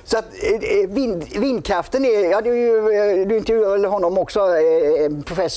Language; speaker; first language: Swedish; native; Swedish